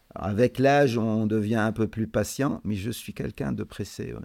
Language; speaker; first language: French; non-native, local second language; Arabic